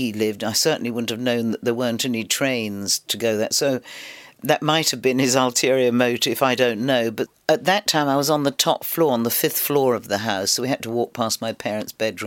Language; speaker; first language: English; native; English